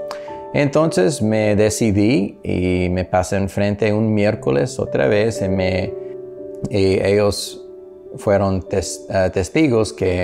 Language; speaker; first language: Spanish; non-native, learner; English